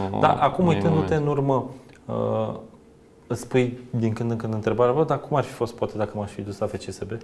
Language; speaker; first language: Romanian; native; Romanian